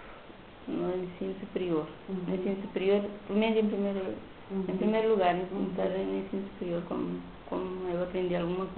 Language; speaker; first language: Portuguese; non-native, local second language; Kabuverdianu